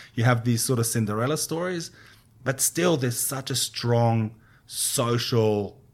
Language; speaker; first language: English; non-native, fluent; Hebrew